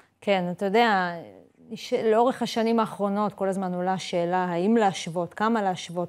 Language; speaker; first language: Hebrew; native; Hebrew